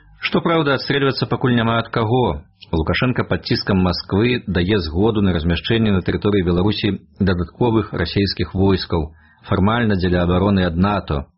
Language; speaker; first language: Belarusian; native; Belarusian